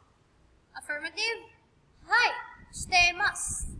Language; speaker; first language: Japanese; non-native, fluent; Filipino